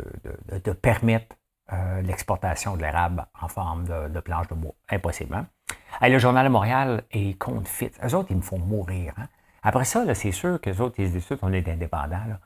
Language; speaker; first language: French; native; French